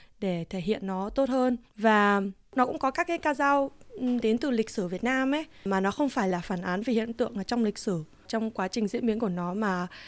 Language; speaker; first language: Vietnamese; early bilingual, heritage; Vietnamese